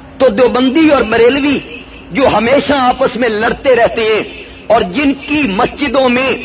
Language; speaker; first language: Urdu; non-native, local second language; Punjabi